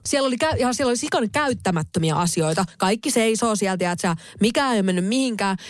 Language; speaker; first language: Finnish; native; Finnish